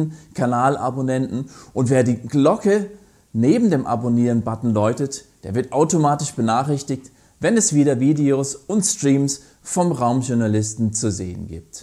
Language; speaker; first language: German; native; German